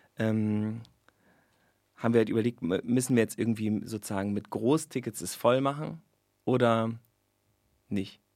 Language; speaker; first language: German; native; German